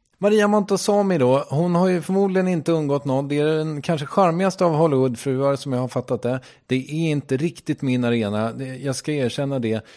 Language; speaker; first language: Swedish; native; Swedish